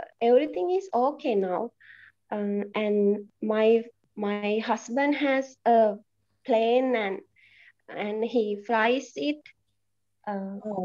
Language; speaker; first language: English; non-native, learner; Sinhala